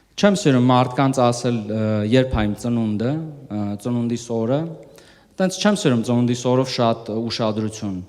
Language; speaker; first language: Armenian; early bilingual, heritage; Armenian